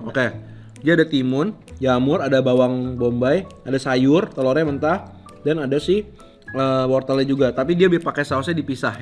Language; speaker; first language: Indonesian; native; Indonesian